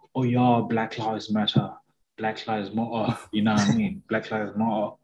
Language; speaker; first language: English; non-native, local second language; Shona